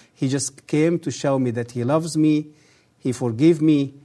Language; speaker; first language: English; early bilingual, other home language; Arabic